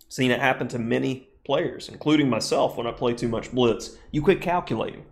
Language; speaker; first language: English; native; English